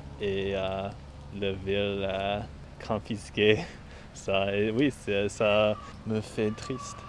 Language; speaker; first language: French; non-native, learner; English